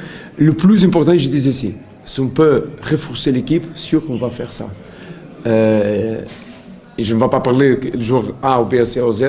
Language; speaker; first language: French; non-native, learner; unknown